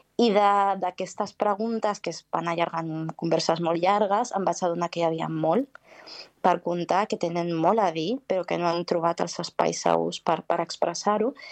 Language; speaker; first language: Catalan; early bilingual, heritage; Catalan